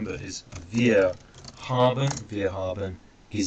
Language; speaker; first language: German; non-native, fluent; English